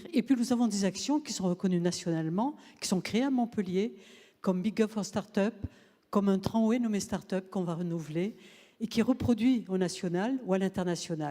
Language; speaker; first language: French; native; French